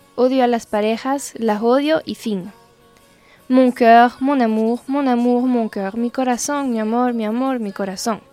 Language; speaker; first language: Spanish; non-native, fluent; French